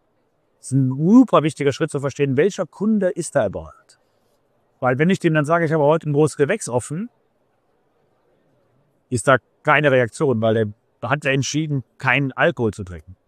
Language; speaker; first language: German; native; German